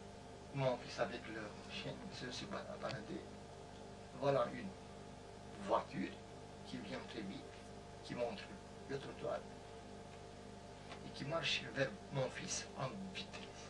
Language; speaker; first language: French; non-native, fluent; Romanian